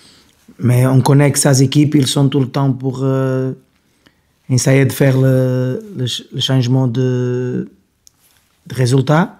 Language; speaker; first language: French; non-native, fluent; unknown